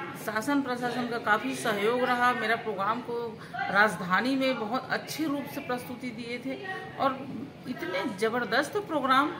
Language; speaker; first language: Hindi; non-native, local second language; Chhattisgarhi